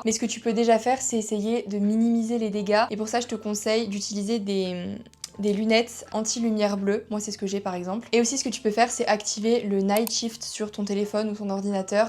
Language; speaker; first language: French; native; French